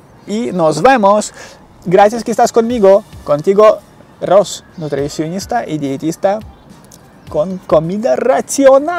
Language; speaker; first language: Spanish; non-native, learner; Ukrainian